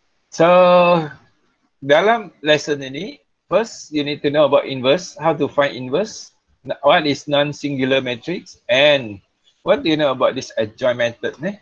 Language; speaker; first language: English; non-native, local second language; Malay